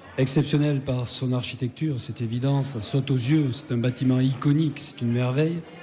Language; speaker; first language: French; native; French